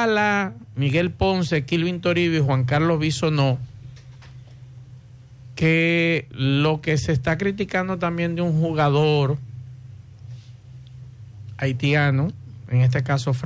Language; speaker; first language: Spanish; native; Spanish